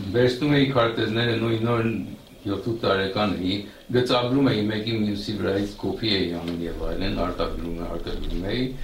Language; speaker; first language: Armenian; early bilingual, heritage; Armenian